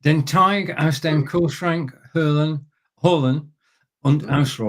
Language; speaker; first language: German; non-native, learner; English